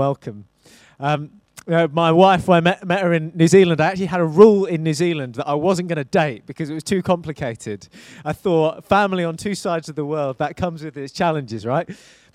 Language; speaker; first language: English; native; English